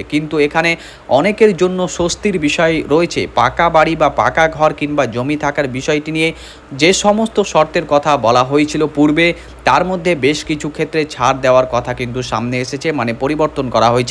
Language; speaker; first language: Bangla; native; Bangla